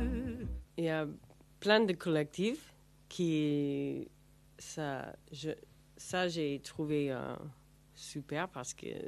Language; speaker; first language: French; non-native, learner; English